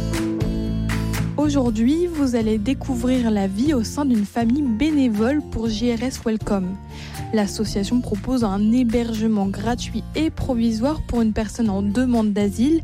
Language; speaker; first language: French; native; French